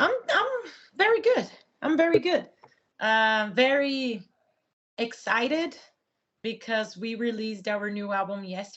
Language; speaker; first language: English; non-native, fluent; Portuguese